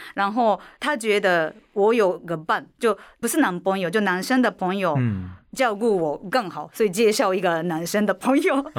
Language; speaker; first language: Chinese; non-native, fluent; Japanese